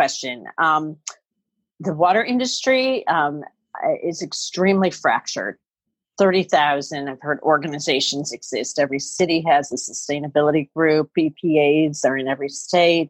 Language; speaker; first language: English; native; English